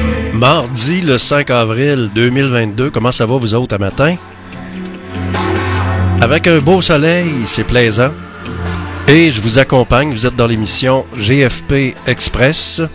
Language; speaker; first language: French; native; French